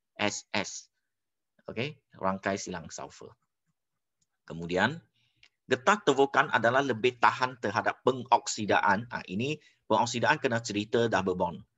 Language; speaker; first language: Malay; non-native, local second language; Chinese